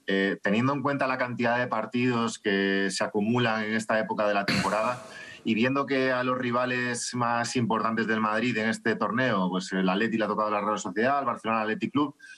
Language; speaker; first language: Spanish; native; Spanish